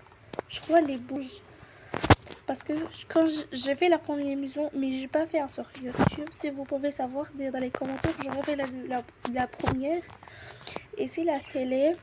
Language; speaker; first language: French; non-native, learner; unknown